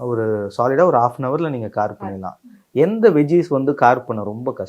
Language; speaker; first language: Tamil; native; Tamil